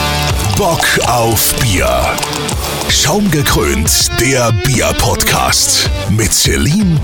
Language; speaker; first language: German; native; German